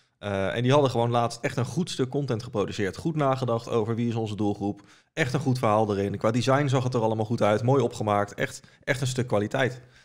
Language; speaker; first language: Dutch; native; Dutch